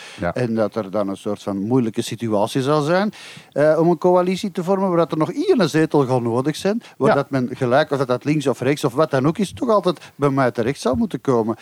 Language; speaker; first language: Dutch; native; Dutch